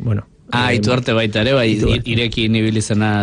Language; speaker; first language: Basque; native; Basque